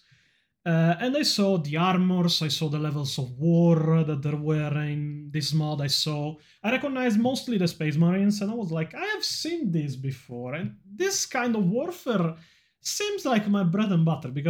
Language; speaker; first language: English; non-native, fluent; Italian